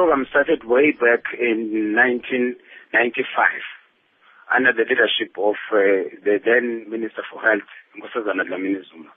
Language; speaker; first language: English; non-native, local second language; Xhosa